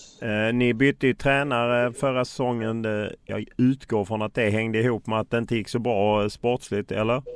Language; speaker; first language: Swedish; native; Swedish